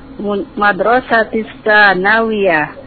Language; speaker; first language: Arabic; non-native, learner; Indonesian